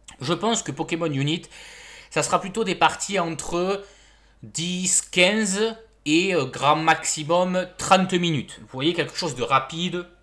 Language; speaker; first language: French; native; French